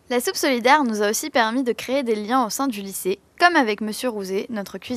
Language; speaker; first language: French; native; French